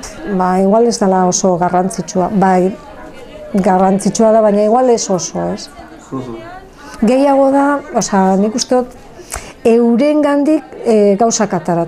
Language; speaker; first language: Basque; native; Basque